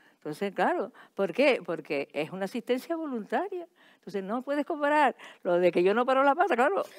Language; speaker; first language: Spanish; native; Spanish